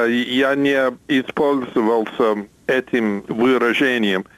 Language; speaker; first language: Russian; non-native, fluent; English